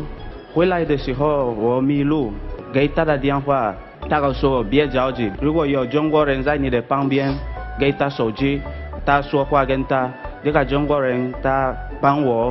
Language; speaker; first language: Chinese; non-native, learner; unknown